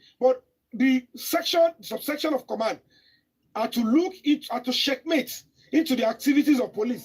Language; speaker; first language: English; non-native, local second language; Yoruba